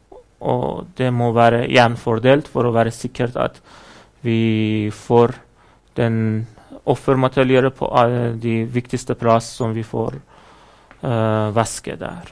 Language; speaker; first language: Norwegian; non-native, fluent; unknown